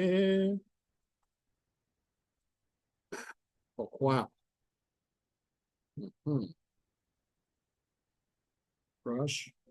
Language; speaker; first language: French; non-native, fluent; Spanish